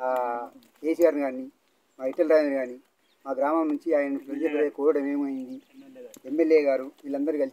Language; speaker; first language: Telugu; native; Telugu